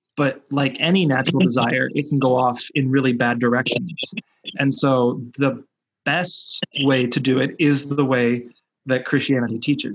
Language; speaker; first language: English; early bilingual, other home language; Spanish